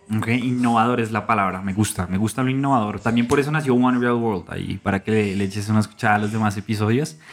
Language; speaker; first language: Spanish; native; Spanish